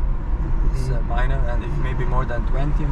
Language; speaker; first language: English; non-native, learner; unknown